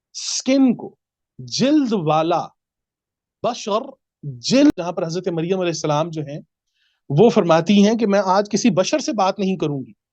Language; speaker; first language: Urdu; native; Urdu